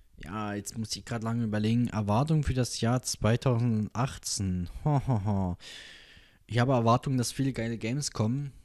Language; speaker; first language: German; native; German